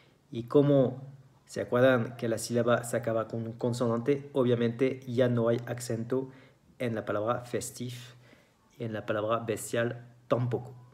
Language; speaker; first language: Spanish; non-native, fluent; French